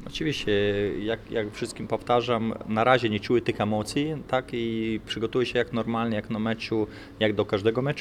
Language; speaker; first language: Polish; non-native, fluent; Lithuanian